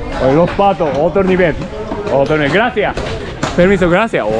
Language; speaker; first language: Spanish; non-native, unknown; Japanese